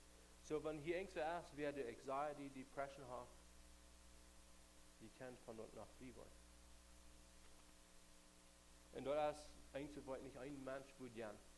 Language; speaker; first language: German; non-native, learner; Plautdietsch